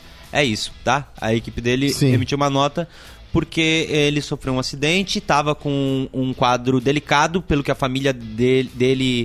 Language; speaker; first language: Portuguese; native; Portuguese